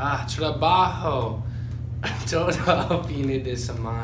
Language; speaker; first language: Spanish; non-native, learner; English